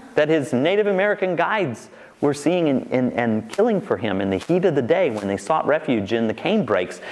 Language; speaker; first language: English; native; English